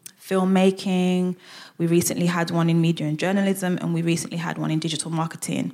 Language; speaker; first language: English; native; English